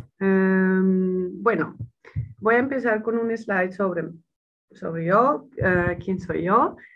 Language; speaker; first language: Spanish; non-native, fluent; Dutch